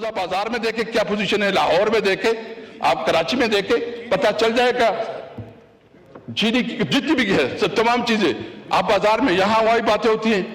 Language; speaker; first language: Urdu; non-native, local second language; Pashto